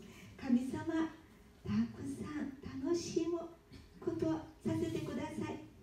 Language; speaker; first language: Japanese; early bilingual, heritage; Japanese